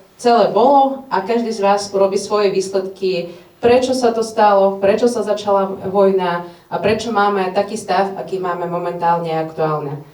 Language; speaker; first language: Slovak; non-native, fluent; Ukrainian